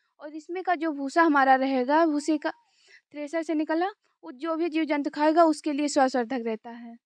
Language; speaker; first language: Hindi; native; Hindi